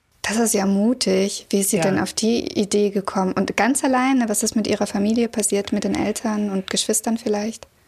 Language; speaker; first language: German; early bilingual, other home language; Russian